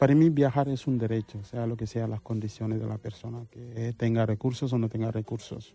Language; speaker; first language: Spanish; non-native, fluent; Wolof